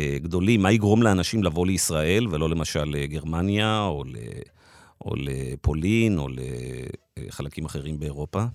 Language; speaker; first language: Hebrew; native; Hebrew